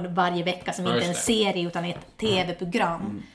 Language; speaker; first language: Swedish; native; Swedish